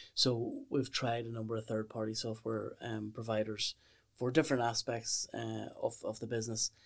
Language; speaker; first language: English; native; English